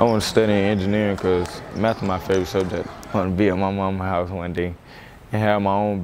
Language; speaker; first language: English; native; English